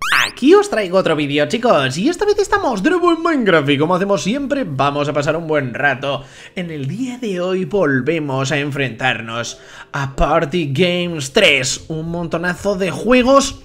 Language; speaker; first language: Spanish; native; Spanish